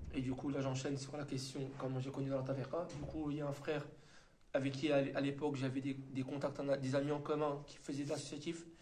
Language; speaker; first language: French; native; French